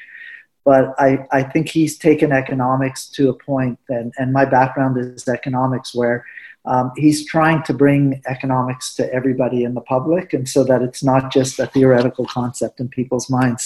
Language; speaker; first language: English; early bilingual, other home language; Spanish